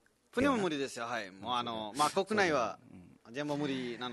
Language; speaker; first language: Japanese; non-native, fluent; Nepali